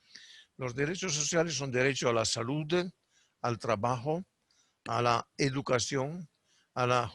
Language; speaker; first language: Spanish; non-native, fluent; Italian